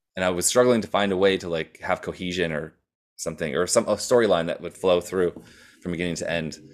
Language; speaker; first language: English; native; English